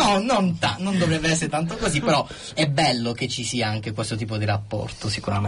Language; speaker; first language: Italian; native; Italian